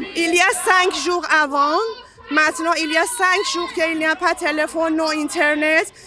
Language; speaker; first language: French; non-native, learner; Persian